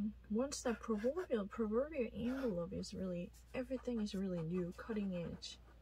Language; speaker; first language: English; non-native, fluent; Korean